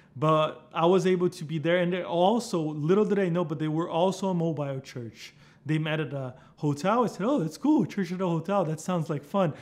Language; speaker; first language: English; non-native, fluent; Portuguese